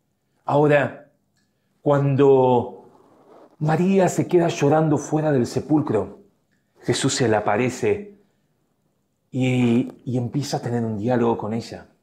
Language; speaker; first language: Spanish; native; Spanish